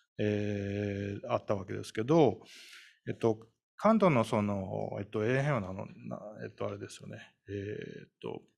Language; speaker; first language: Japanese; native; Japanese